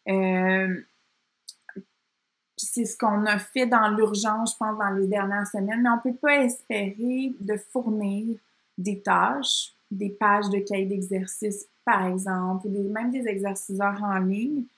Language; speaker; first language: French; native; French